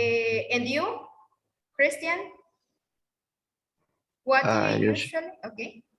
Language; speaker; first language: English; non-native, learner; Spanish